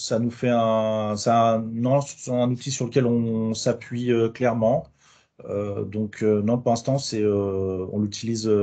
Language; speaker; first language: French; native; French